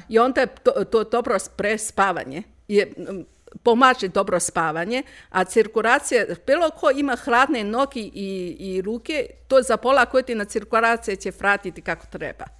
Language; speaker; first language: Croatian; non-native, learner; Chinese